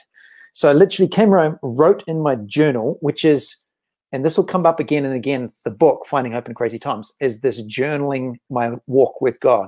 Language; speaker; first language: English; native; English